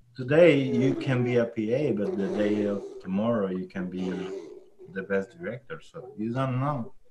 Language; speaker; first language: English; non-native, fluent; Spanish